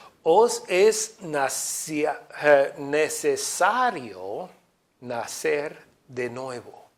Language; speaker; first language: Spanish; non-native, fluent; English